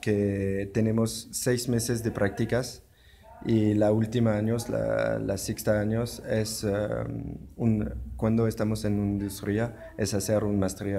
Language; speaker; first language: Spanish; non-native, learner; French